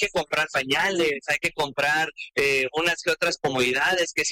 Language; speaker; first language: Spanish; native; Spanish